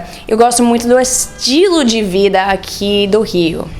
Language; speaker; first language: Portuguese; non-native, learner; English